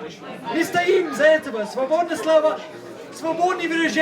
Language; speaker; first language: Russian; non-native, learner; English